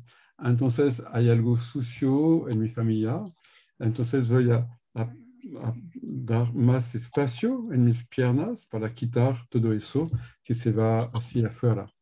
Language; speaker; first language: Spanish; non-native, learner; French